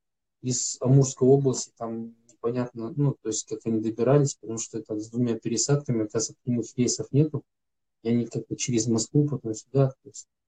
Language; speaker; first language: Russian; native; Russian